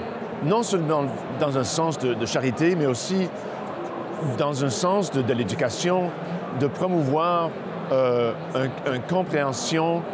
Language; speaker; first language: French; non-native, local second language; English